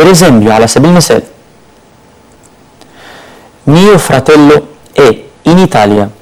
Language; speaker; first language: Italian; non-native, fluent; Arabic